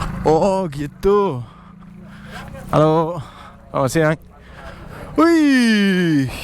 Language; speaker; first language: Indonesian; non-native, learner; English